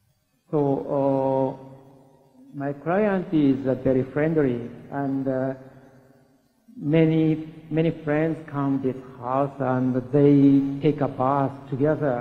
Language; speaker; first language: English; non-native, learner; Japanese